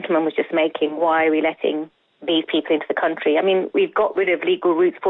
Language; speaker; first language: English; native; English